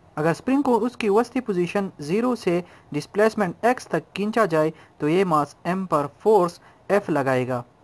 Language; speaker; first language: Urdu; non-native, local second language; Pashto